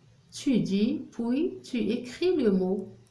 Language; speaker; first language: French; non-native, local second language; Arabic